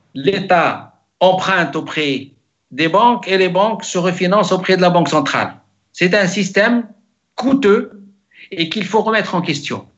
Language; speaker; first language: French; non-native, local second language; Arabic